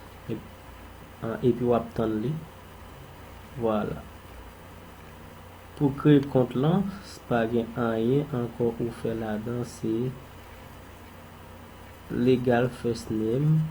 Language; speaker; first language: French; non-native, learner; Haitian Creole